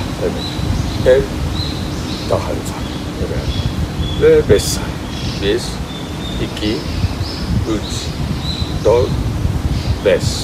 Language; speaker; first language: Turkish; non-native, learner; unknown